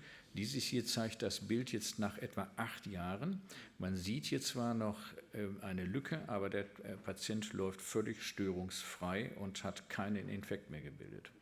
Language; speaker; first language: German; native; German